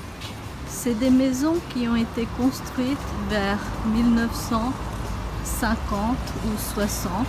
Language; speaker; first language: French; non-native, fluent; Bangla